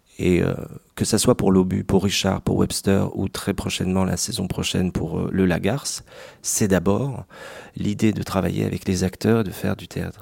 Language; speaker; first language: French; native; French